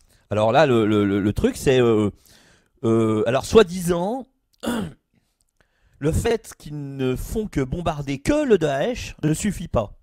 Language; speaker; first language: French; native; French